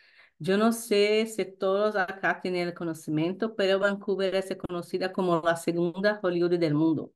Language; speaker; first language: Spanish; non-native, fluent; Portuguese